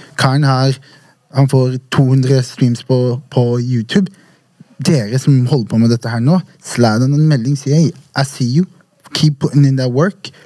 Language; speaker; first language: Norwegian; early bilingual, other home language; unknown